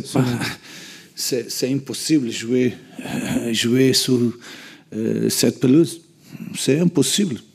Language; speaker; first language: French; non-native, learner; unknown